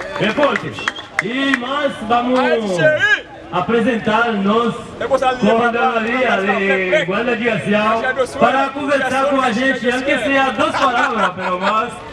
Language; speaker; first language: Portuguese; non-native, learner; Haitian Creole